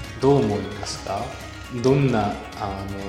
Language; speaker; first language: Japanese; non-native, fluent; Bulgarian